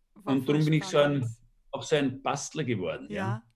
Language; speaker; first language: German; native; German